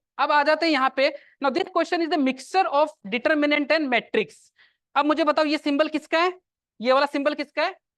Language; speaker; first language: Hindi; non-native, local second language; Assamese